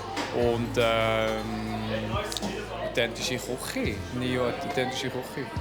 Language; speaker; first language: German; early bilingual, other home language; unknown